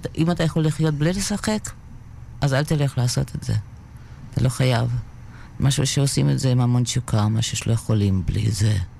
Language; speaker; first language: Hebrew; non-native, fluent; Russian